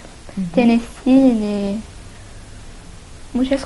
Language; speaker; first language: Spanish; non-native, learner; Portuguese